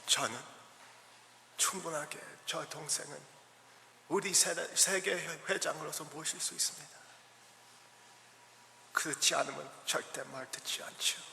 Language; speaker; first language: Korean; early bilingual, heritage; Korean